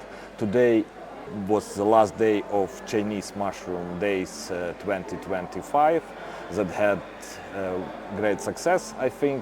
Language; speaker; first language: English; non-native, fluent; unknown